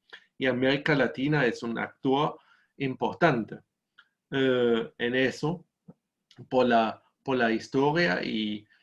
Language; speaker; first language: Spanish; non-native, fluent; German